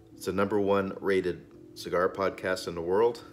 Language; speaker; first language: English; native; English